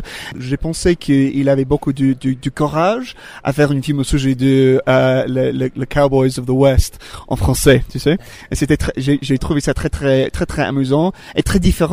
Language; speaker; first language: French; non-native, learner; English